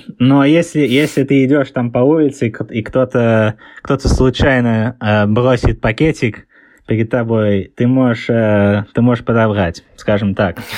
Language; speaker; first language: Russian; early bilingual, heritage; Russian